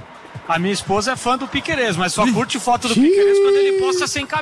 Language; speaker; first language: Portuguese; native; Portuguese